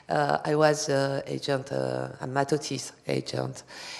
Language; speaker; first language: English; non-native, learner; French